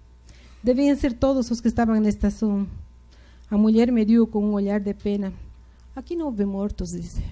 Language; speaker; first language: Portuguese; non-native, fluent; Spanish